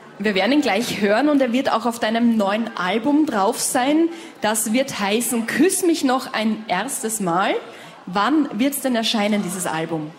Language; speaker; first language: German; native; German